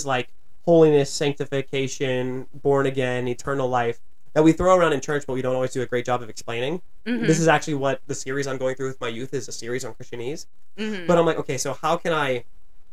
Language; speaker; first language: English; native; English